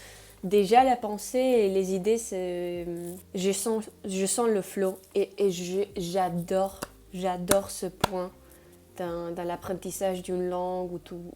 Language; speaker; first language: French; non-native, fluent; Spanish